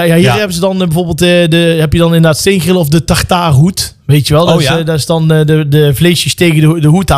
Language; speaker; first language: Dutch; native; Dutch